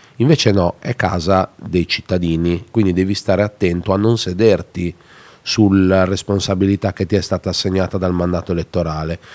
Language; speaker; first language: Italian; native; Italian